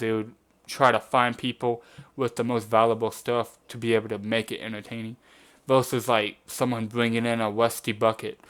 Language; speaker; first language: English; native; English